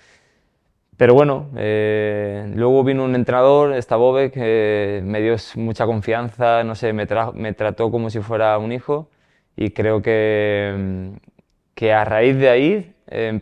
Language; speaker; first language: Spanish; native; Spanish